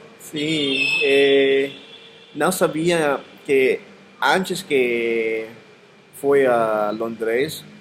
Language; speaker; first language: Portuguese; non-native, learner; Filipino